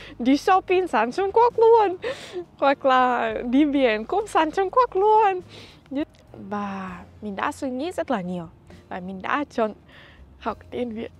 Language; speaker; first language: Vietnamese; non-native, fluent; Russian